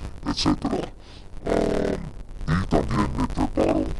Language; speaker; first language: Spanish; non-native, fluent; English